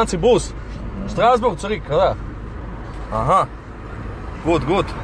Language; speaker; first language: German; non-native, learner; Serbian